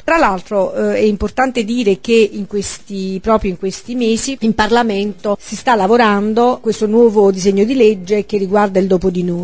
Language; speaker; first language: Italian; native; Italian